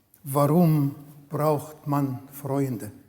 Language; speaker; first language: German; non-native, learner; Arabic